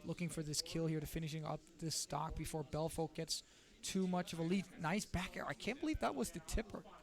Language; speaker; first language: English; non-native, fluent; Danish